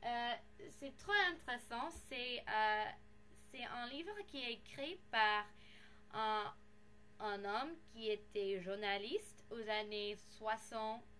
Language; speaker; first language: French; non-native, learner; English